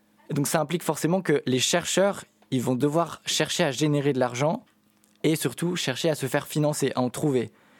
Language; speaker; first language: French; native; French